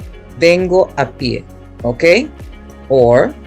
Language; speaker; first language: Spanish; non-native, fluent; English